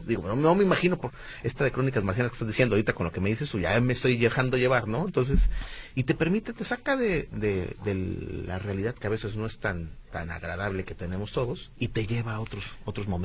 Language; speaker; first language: Spanish; native; Spanish